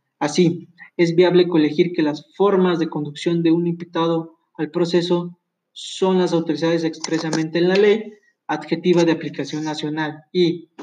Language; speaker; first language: Spanish; native; Spanish